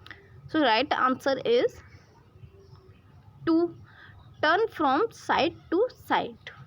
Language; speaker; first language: English; non-native, local second language; Hindi